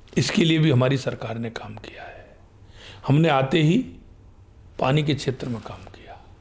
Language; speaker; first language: Hindi; native; Hindi